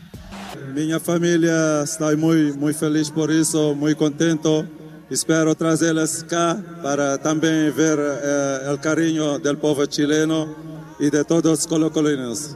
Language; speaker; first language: Portuguese; non-native, local second language; Kabuverdianu